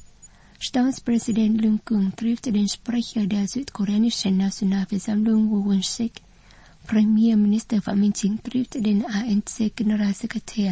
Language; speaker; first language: German; non-native, fluent; Vietnamese